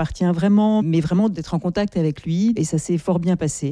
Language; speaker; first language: French; native; French